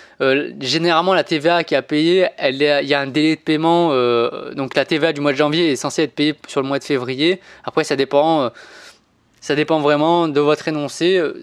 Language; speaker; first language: French; native; French